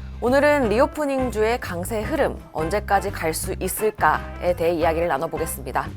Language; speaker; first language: Korean; native; Korean